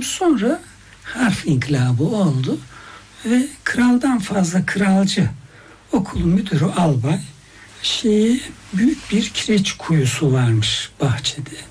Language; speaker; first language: Turkish; native; Turkish